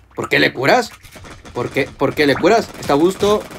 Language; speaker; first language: Spanish; native; Spanish